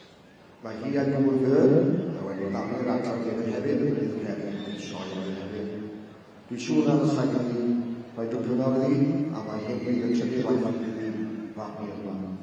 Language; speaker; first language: Welsh; native; Welsh